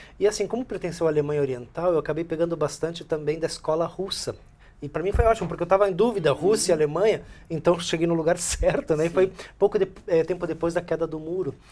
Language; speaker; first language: Portuguese; early bilingual, other home language; Spanish